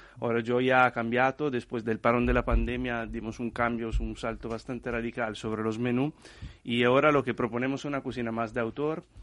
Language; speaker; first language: Spanish; non-native, fluent; Italian